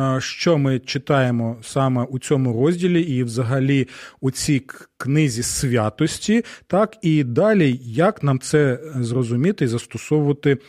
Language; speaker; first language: Ukrainian; non-native, local second language; Russian